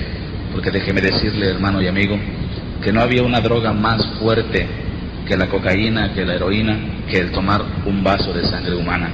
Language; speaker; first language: Spanish; native; Spanish